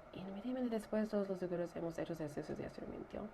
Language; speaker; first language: Spanish; non-native, learner; English